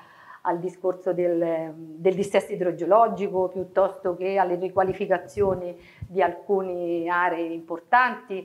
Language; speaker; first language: Italian; native; Italian